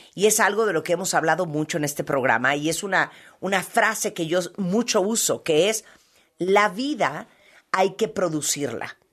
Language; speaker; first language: Spanish; native; Spanish